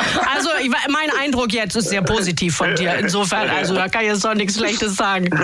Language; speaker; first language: German; native; German